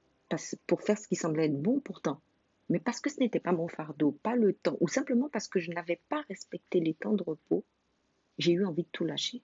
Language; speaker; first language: French; native; French